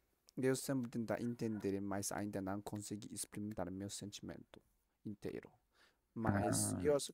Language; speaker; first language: Portuguese; non-native, learner; Chinese